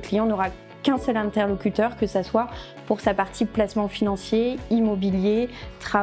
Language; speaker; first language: French; native; French